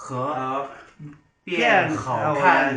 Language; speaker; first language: Chinese; native; Chinese